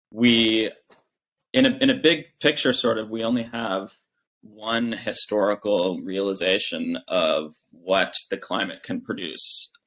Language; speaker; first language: English; native; English